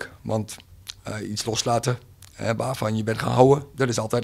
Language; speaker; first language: Dutch; native; Dutch